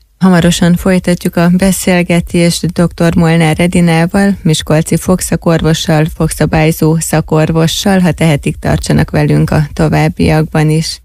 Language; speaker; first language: Hungarian; native; Hungarian